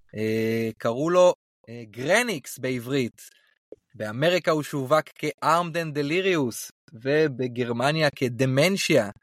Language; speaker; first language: Hebrew; native; Hebrew